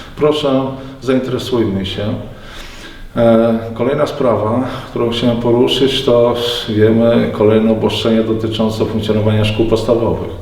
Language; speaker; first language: Polish; native; Polish